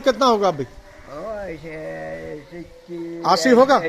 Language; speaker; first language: Hindi; non-native, fluent; Bangla